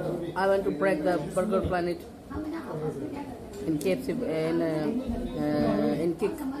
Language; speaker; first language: English; non-native, learner; Hindi